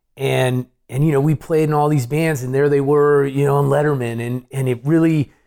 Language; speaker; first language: English; native; English